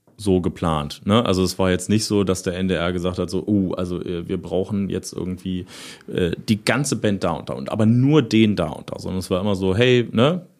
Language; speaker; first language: German; native; German